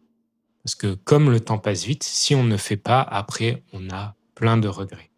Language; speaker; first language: French; native; French